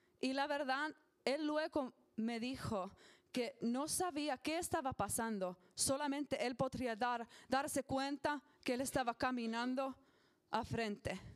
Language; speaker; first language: Spanish; non-native, learner; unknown